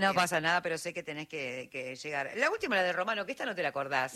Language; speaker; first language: Spanish; native; Spanish